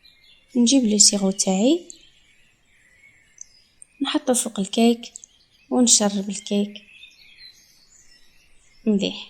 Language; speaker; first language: Arabic; native; Arabic